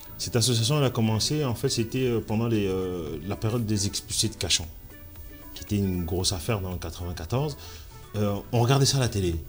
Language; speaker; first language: French; early bilingual, other home language; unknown